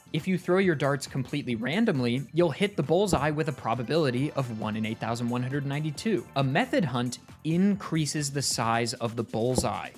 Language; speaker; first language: English; native; English